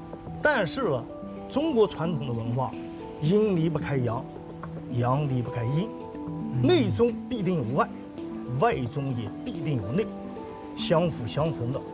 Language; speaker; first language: Chinese; native; Chinese